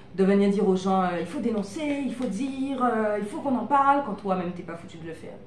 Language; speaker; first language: French; native; French